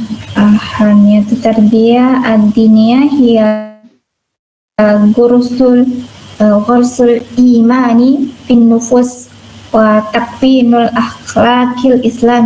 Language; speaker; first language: Arabic; non-native, learner; Indonesian